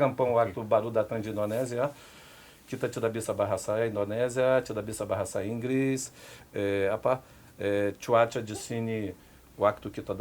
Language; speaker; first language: Indonesian; non-native, fluent; Portuguese